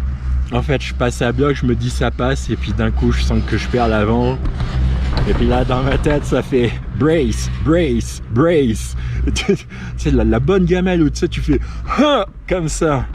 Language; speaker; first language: French; native; French